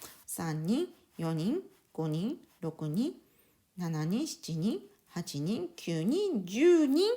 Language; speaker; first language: Japanese; native; Japanese